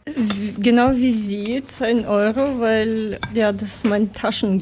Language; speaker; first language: German; non-native, learner; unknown